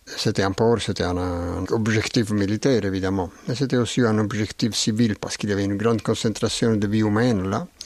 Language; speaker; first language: French; non-native, fluent; Italian